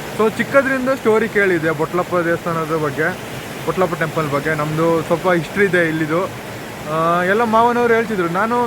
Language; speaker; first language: Kannada; non-native, local second language; Kodava